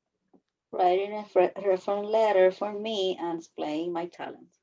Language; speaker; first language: English; non-native, learner; Spanish